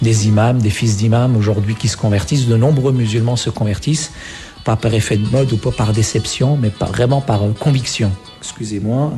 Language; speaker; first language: French; non-native, local second language; Arabic